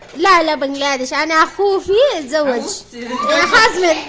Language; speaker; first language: Arabic; non-native, learner; Bangla